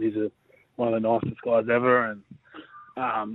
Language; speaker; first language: English; native; English